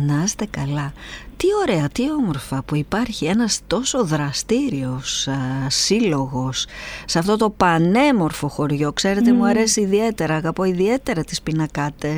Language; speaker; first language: Greek; native; Greek